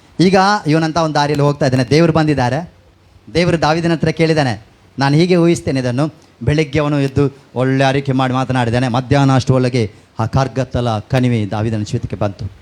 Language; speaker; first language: Kannada; non-native, local second language; Tulu